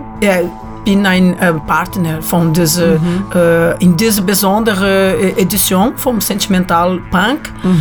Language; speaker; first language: German; non-native, learner; Portuguese